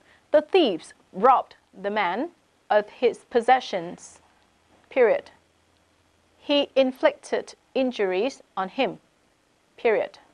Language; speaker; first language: English; non-native, fluent; Vietnamese